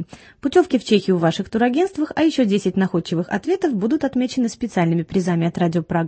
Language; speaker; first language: Russian; native; Russian